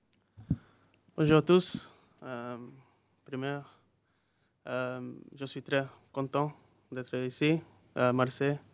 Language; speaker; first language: French; non-native, learner; English